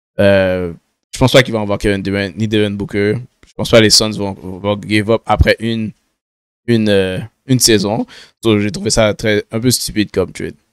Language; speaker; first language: French; native; French